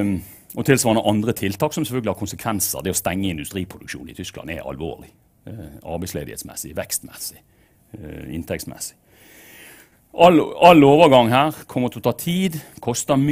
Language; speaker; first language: Norwegian; native; Norwegian